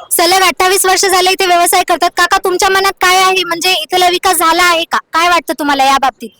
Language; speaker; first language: Marathi; native; Marathi